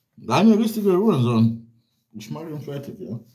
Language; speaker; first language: German; non-native, learner; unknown